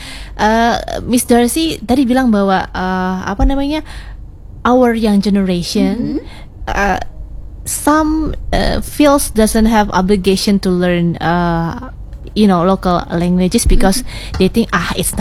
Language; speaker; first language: English; non-native, learner; Sundanese